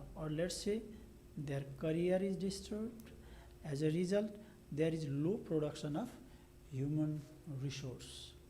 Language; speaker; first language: English; non-native, local second language; Nepali